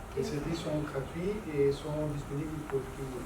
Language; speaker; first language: French; non-native, fluent; Portuguese